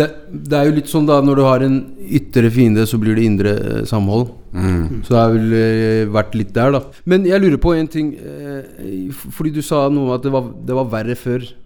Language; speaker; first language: Norwegian; native; Norwegian